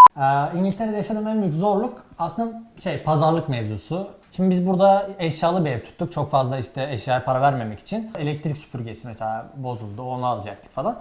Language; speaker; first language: Turkish; native; Turkish